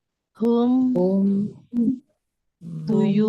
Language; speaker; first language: Arabic; non-native, learner; Indonesian